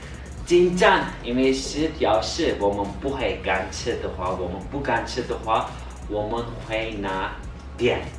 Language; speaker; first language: Chinese; non-native, learner; Turkish